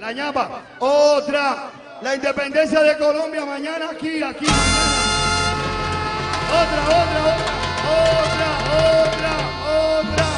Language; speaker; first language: Spanish; native; Spanish